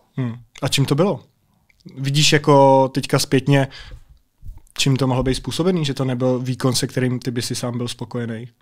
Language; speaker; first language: Czech; native; Czech